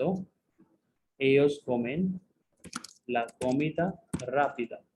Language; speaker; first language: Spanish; non-native, fluent; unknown